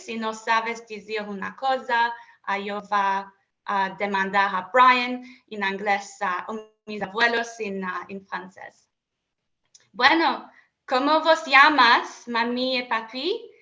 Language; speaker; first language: Spanish; non-native, learner; English